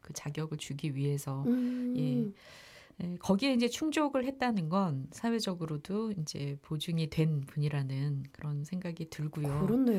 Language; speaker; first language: Korean; native; Korean